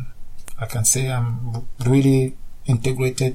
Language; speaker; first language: English; non-native, learner; French